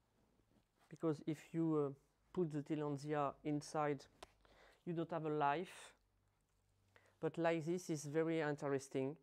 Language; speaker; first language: English; non-native, learner; French